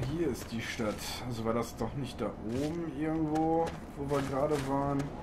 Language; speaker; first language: German; native; German